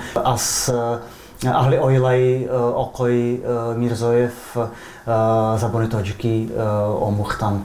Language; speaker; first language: Persian; non-native, fluent; Czech